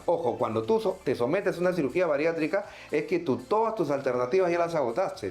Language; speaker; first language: Spanish; native; Spanish